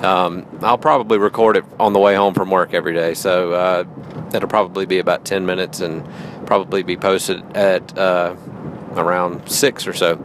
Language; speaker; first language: English; native; English